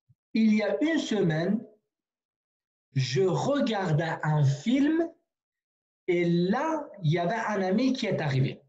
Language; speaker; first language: French; non-native, fluent; Kurdish